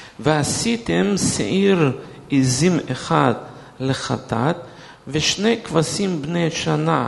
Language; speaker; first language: Hebrew; non-native, fluent; Russian